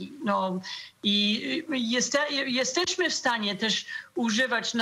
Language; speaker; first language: Polish; non-native, fluent; English